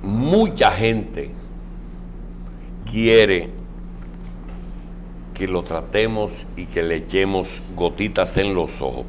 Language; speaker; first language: Spanish; native; Spanish